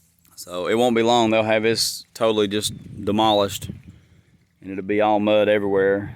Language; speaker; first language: English; native; English